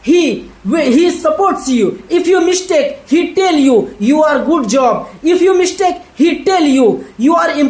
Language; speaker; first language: English; non-native, learner; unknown